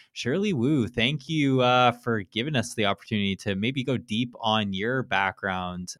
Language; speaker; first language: English; native; English